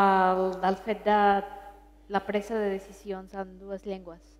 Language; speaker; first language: Catalan; non-native, fluent; Spanish